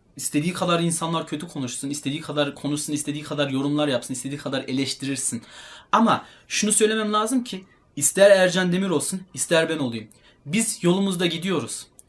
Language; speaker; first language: Turkish; early bilingual, heritage; Turkish